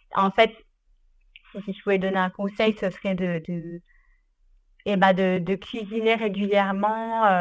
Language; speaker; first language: French; native; French